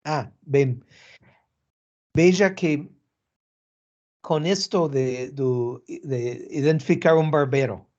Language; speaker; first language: Portuguese; non-native, learner; English